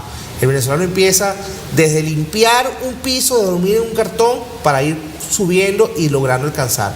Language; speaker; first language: Spanish; native; Spanish